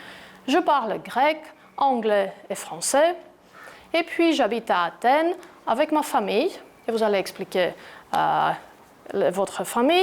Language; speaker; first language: French; non-native, fluent; Greek